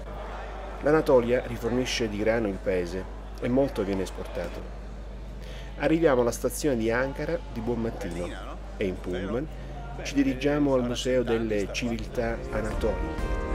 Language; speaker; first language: Italian; native; Italian